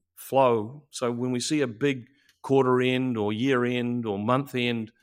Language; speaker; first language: English; native; English